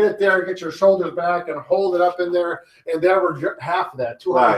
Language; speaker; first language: English; native; English